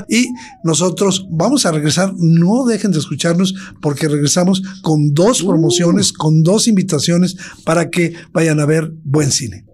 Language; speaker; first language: Spanish; native; Spanish